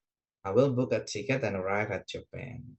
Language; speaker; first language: English; non-native, fluent; Indonesian